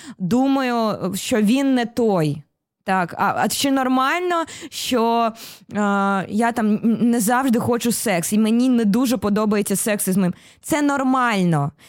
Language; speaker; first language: Ukrainian; non-native, local second language; Russian